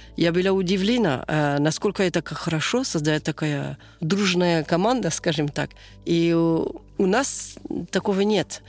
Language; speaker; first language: Russian; non-native, learner; French